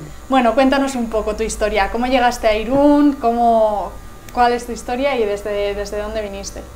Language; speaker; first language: Spanish; native; Spanish